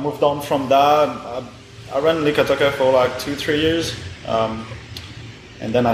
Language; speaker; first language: English; non-native, fluent; French